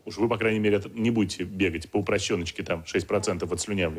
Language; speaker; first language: Russian; native; Russian